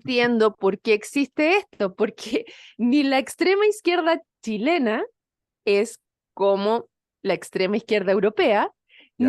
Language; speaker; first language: Spanish; native; Spanish